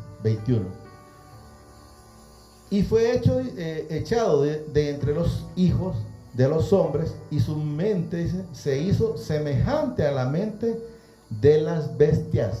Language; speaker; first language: Spanish; native; Spanish